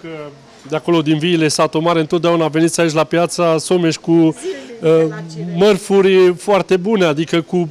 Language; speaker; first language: Romanian; native; Romanian